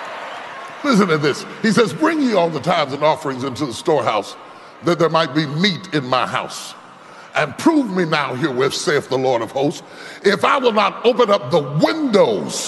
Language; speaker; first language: English; native; English